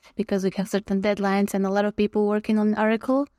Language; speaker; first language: English; non-native, fluent; Croatian